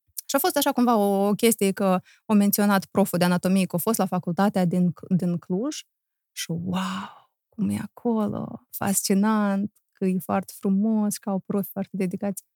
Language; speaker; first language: Romanian; native; Romanian